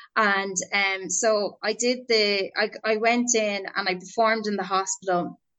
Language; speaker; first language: English; native; English